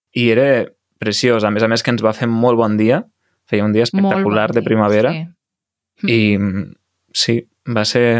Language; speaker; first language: Catalan; native; Catalan